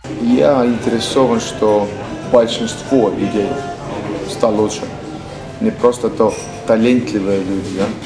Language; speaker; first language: Russian; non-native, learner; Estonian